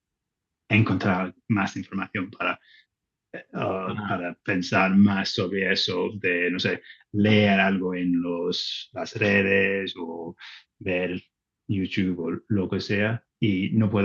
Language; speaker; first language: Spanish; non-native, learner; English